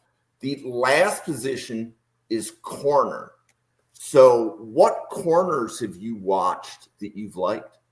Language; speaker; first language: English; native; English